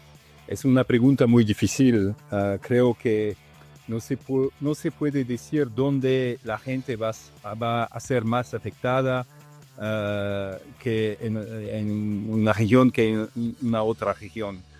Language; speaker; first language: Spanish; non-native, fluent; Italian